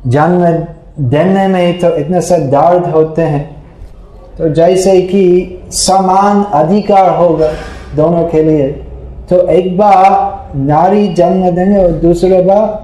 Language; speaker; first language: Hindi; non-native, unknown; English